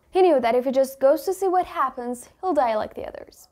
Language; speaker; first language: English; non-native, fluent; Persian